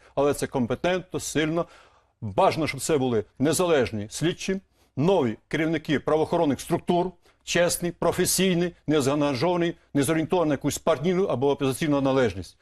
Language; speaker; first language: Ukrainian; native; Ukrainian